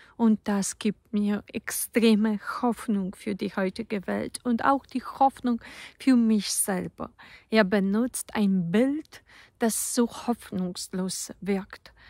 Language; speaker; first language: German; non-native, fluent; Polish